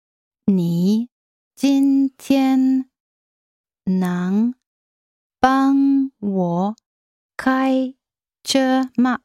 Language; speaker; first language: Chinese; non-native, learner; English